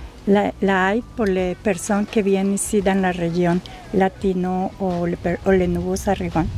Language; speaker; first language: French; non-native, learner; Spanish